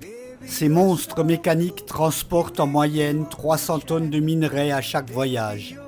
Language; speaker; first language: French; native; French